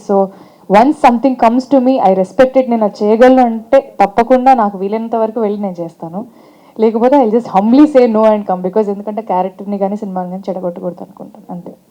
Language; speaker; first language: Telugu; native; Telugu